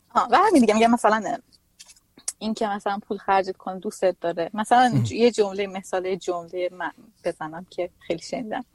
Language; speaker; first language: Persian; native; Persian